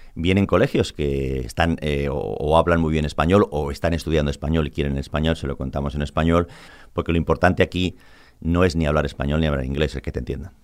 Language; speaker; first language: Spanish; native; Spanish